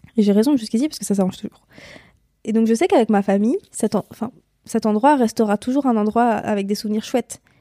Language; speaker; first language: French; native; French